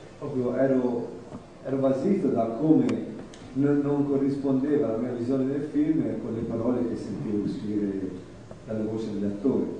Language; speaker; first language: Italian; native; Italian